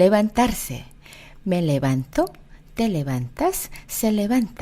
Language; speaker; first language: Spanish; non-native, fluent; Korean